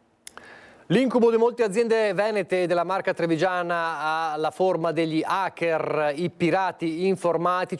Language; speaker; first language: Italian; native; Italian